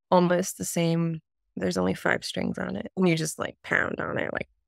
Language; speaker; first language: English; native; English